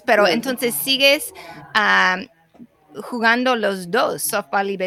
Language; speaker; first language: Spanish; non-native, fluent; English